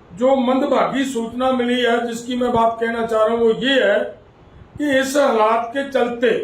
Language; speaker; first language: Hindi; non-native, local second language; Punjabi